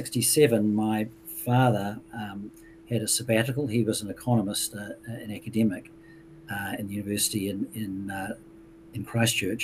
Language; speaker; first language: English; native; English